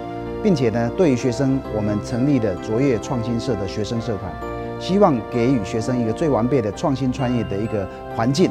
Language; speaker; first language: Chinese; native; Chinese